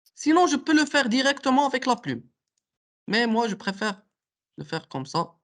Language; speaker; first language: French; non-native, local second language; Arabic